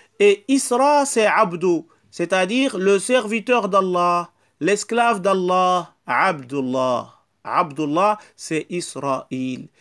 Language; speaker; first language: French; non-native, local second language; Wolof